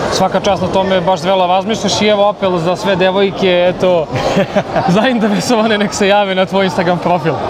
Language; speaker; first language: Serbian; native; Serbian